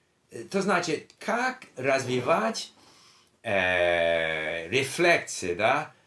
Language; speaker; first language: Russian; non-native, learner; English